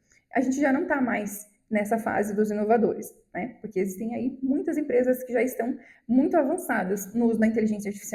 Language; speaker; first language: Portuguese; native; Portuguese